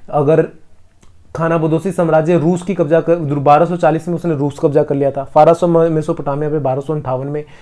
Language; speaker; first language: Hindi; native; Hindi